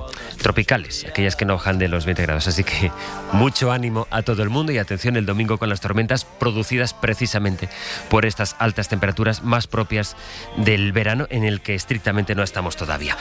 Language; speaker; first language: Spanish; native; Spanish